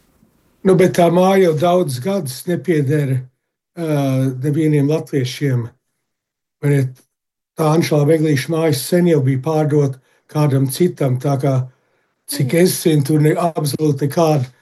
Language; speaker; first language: Latvian; early bilingual, heritage; Latvian